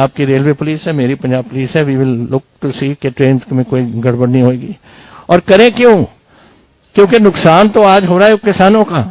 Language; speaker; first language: Hindi; non-native, local second language; Punjabi